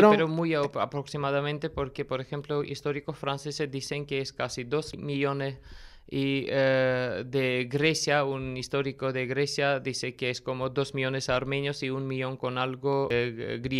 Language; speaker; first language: Spanish; non-native, learner; Armenian